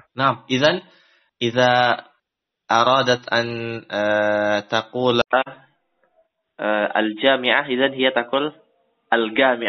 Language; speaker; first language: Arabic; non-native, fluent; Indonesian